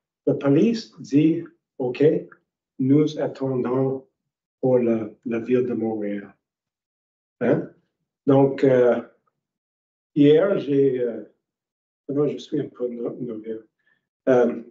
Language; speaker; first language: French; non-native, learner; English